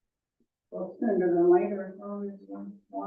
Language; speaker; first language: English; native; English